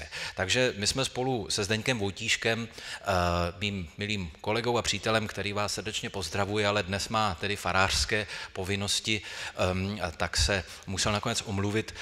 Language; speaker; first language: Czech; native; Czech